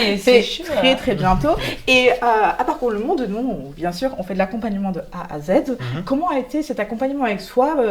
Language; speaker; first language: French; native; French